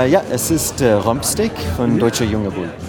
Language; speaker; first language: German; non-native, fluent; French